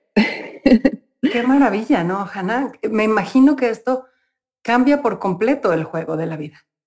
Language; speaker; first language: Spanish; native; Spanish